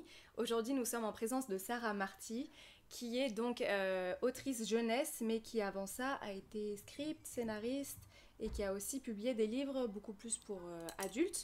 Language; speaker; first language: French; native; French